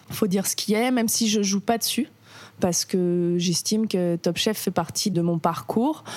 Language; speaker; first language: French; native; French